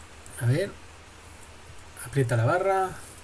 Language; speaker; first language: Spanish; native; Spanish